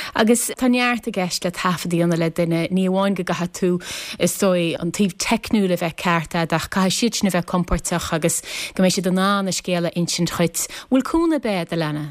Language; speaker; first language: Irish; native; Irish